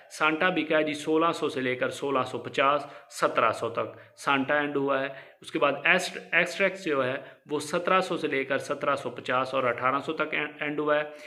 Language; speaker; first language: Urdu; non-native, local second language; Punjabi